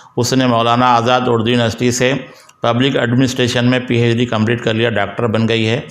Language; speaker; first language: Urdu; native; Urdu